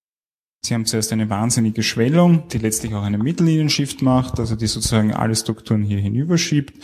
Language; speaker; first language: German; native; German